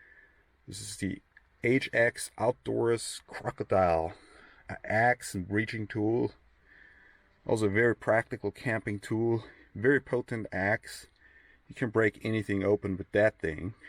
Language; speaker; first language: English; non-native, fluent; German